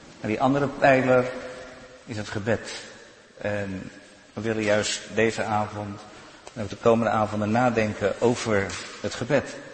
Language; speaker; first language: Dutch; native; Dutch